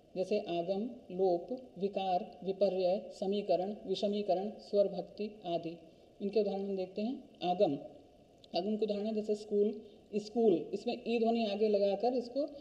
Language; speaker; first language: Hindi; native; Hindi